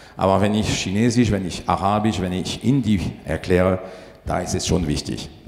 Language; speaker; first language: German; non-native, fluent; French